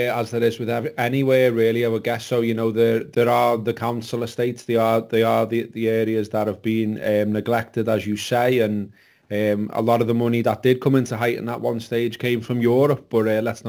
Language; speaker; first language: English; native; English